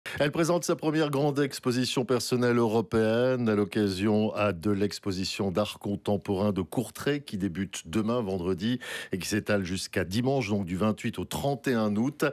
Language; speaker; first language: French; native; French